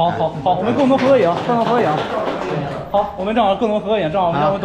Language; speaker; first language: Chinese; native; Chinese